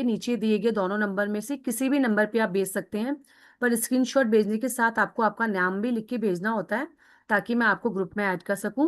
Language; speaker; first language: Hindi; native; Hindi